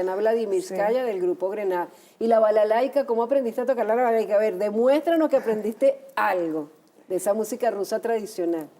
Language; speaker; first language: Spanish; native; Spanish